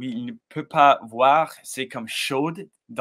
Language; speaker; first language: French; non-native, learner; English